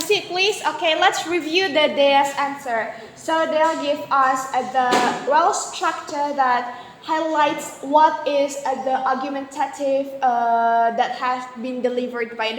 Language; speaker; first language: English; non-native, fluent; Indonesian